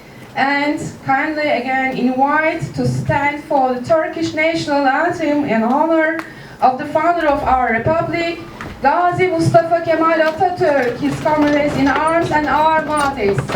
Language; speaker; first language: English; non-native, fluent; Turkish